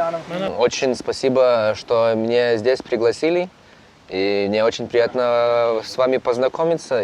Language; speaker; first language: Russian; non-native, learner; Lithuanian